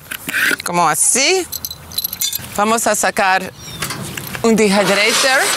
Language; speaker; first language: Spanish; non-native, learner; English